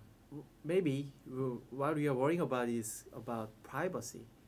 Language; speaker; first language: English; non-native, learner; Korean